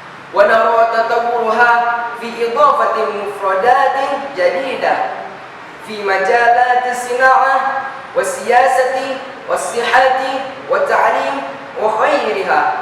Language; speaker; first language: Arabic; non-native, learner; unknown